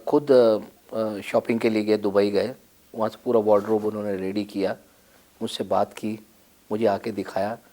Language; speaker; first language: Hindi; native; Hindi